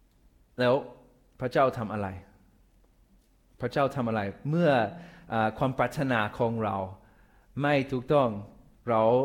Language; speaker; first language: Thai; non-native, fluent; English